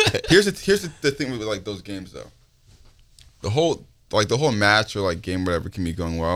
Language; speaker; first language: English; native; English